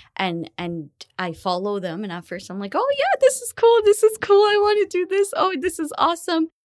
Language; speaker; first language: English; early bilingual, other home language; Arabic